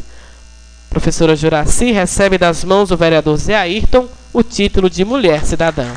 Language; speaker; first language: Portuguese; native; Portuguese